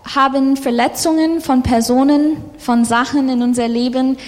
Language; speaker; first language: German; non-native, fluent; English